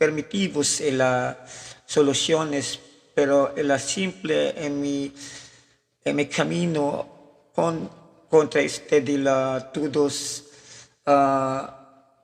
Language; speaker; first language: Spanish; non-native, learner; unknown